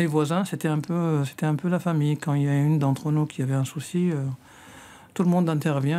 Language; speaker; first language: French; non-native, fluent; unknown